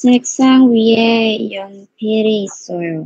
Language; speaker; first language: Korean; non-native, learner; Indonesian